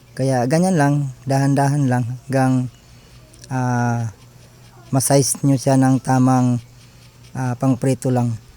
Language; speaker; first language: Filipino; non-native, local second language; Cebuano